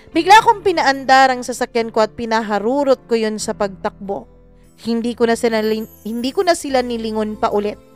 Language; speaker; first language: Filipino; non-native, local second language; Cebuano